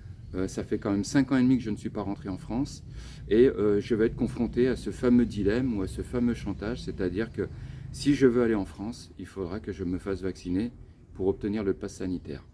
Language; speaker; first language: French; native; French